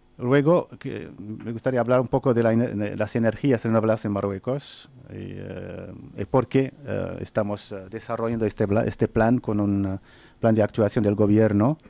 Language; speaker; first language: Spanish; non-native, fluent; Arabic